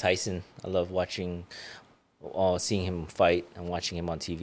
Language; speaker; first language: English; early bilingual, other home language; Iloko